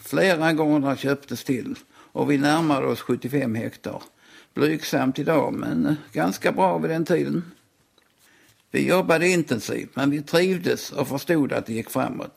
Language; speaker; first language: Swedish; native; Swedish